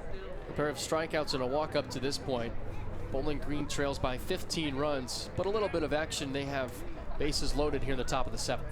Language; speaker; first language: English; native; English